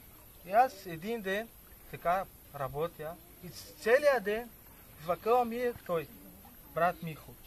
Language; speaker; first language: Bulgarian; non-native, local second language; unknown